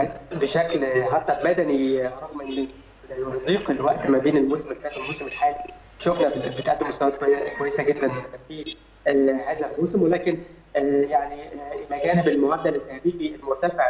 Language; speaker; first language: Arabic; native; Arabic